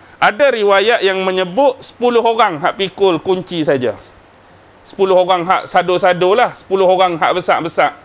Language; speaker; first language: Malay; native; Malay